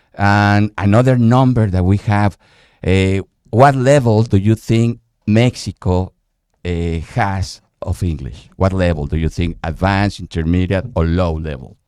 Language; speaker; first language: English; non-native, fluent; Spanish